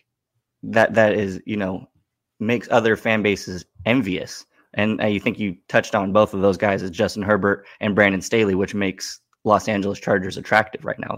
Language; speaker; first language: English; native; English